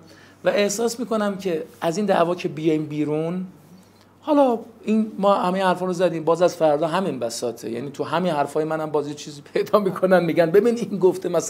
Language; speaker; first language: Persian; native; Persian